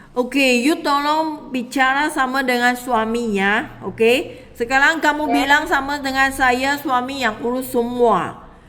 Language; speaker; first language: Malay; non-native, local second language; Chinese